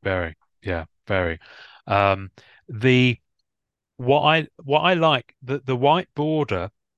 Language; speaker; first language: English; native; English